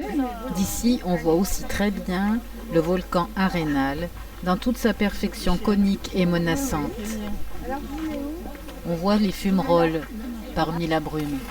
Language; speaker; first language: French; native; French